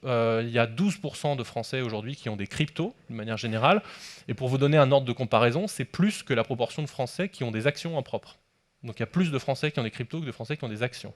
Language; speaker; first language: French; native; French